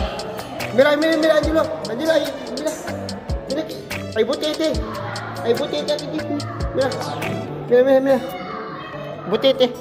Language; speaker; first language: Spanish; non-native, learner; Filipino